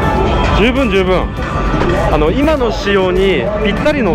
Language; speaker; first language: Japanese; native; Japanese